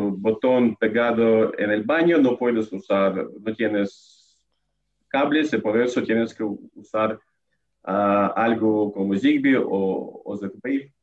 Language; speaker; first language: Spanish; non-native, learner; Russian